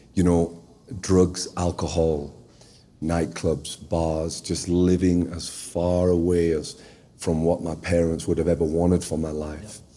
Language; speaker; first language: English; native; English